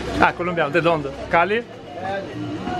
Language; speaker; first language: Spanish; non-native, fluent; Italian